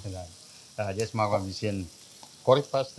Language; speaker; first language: German; non-native, learner; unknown